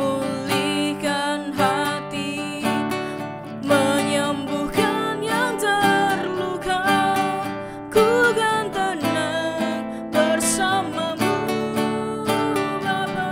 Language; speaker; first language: Indonesian; native; Indonesian